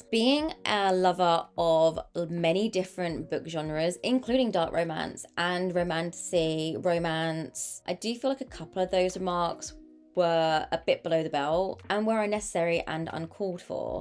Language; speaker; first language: English; native; English